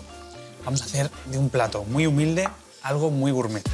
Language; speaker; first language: Spanish; native; Spanish